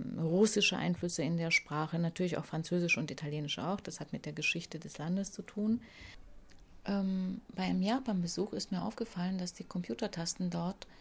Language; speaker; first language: German; non-native, fluent; Hungarian